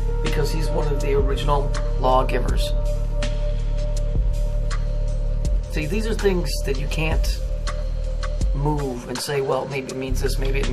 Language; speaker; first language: English; native; English